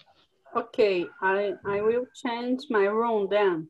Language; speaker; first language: English; non-native, learner; Portuguese